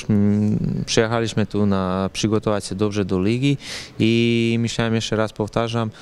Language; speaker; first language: Polish; non-native, learner; Serbian